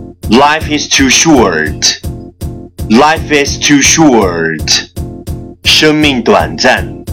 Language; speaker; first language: English; non-native, fluent; Chinese